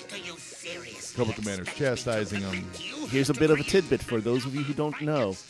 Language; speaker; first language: English; native; English